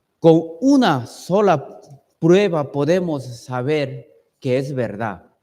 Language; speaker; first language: Spanish; non-native, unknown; Chinese